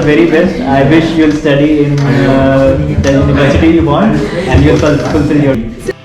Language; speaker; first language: English; non-native, local second language; Hindi